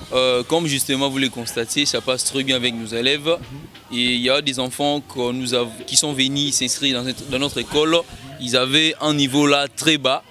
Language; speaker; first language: French; non-native, local second language; Lingala